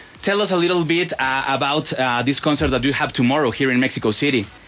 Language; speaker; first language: English; non-native, fluent; Spanish